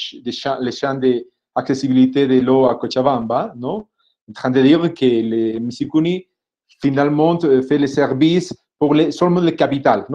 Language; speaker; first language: French; non-native, fluent; Spanish